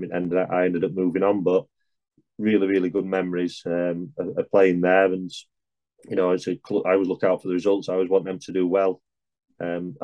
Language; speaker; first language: English; native; English